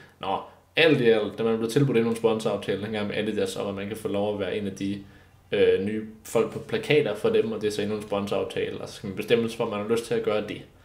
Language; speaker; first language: Danish; native; Danish